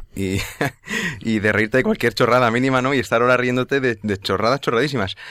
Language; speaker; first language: Spanish; native; Spanish